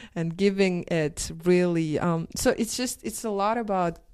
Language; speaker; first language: English; non-native, fluent; Russian